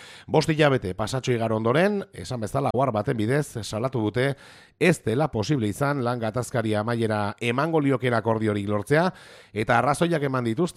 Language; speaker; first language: Basque; native; Basque